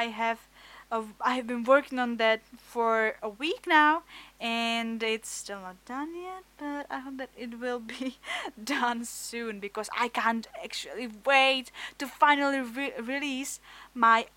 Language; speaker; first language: English; non-native, fluent; Czech